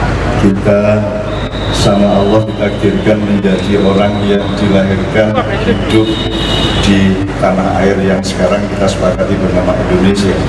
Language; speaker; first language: Indonesian; non-native, local second language; Javanese